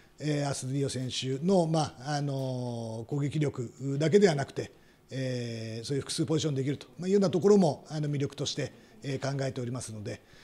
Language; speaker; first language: Japanese; native; Japanese